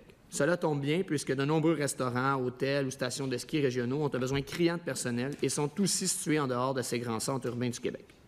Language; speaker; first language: French; native; French